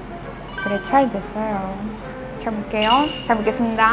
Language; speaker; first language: Korean; non-native, learner; Portuguese